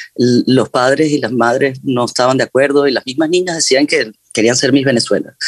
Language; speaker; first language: Spanish; native; Spanish